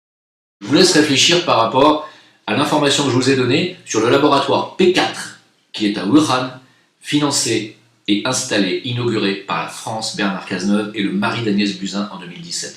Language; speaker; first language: French; native; French